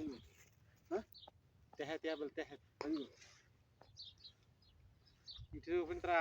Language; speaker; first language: Arabic; non-native, learner; Telugu